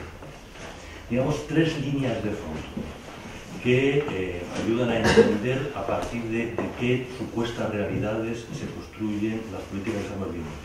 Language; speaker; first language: Spanish; native; Spanish